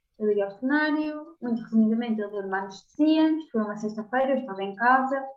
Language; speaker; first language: Portuguese; native; Portuguese